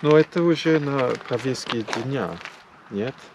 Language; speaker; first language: Russian; non-native, learner; English